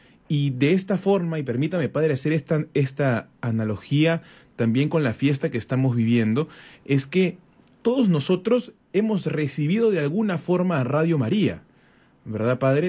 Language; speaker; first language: Spanish; native; Spanish